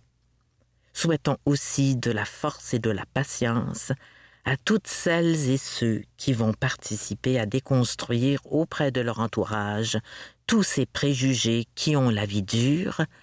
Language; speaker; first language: French; native; French